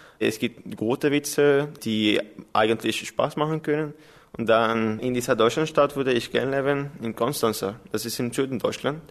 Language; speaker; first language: German; non-native, learner; Spanish